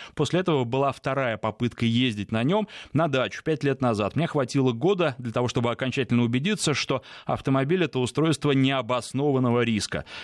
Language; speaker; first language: Russian; native; Russian